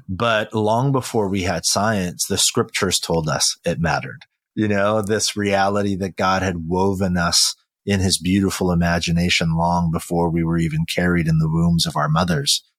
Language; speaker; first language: English; early bilingual, other home language; Korean